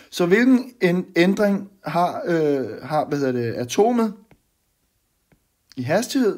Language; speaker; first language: Danish; native; Danish